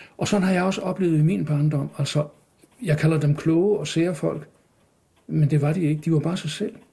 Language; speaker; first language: Danish; native; Danish